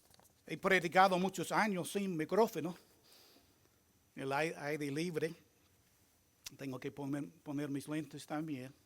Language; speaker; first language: Spanish; non-native, fluent; English